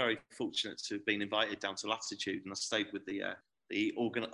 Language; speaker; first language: English; native; English